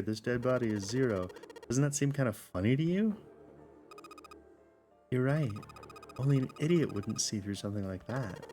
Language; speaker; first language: English; native; English